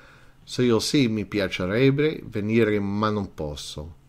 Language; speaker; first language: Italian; non-native, fluent; English